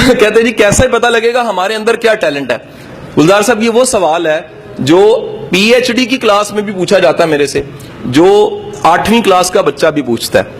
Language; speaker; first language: Urdu; non-native, local second language; Punjabi